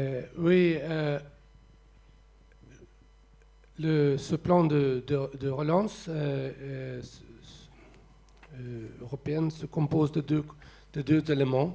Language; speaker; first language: French; non-native, fluent; Swedish